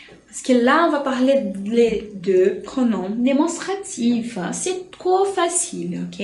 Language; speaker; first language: French; non-native, fluent; Portuguese